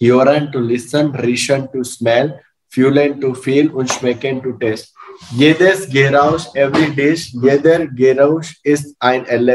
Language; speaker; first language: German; non-native, learner; Hindi